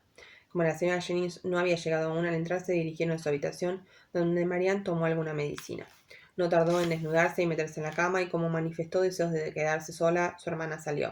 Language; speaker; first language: Spanish; native; Spanish